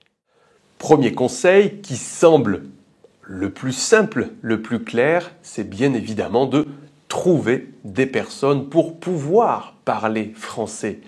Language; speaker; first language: French; native; French